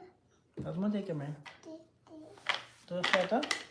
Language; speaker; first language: Dutch; non-native, fluent; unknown